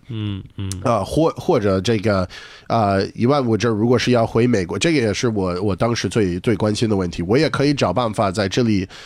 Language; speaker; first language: Chinese; non-native, fluent; English